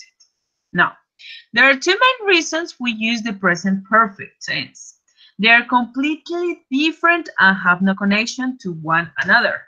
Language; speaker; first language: English; non-native, fluent; Spanish